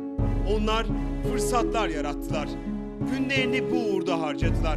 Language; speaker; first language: Turkish; native; Turkish